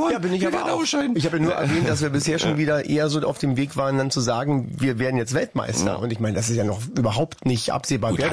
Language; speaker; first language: German; native; German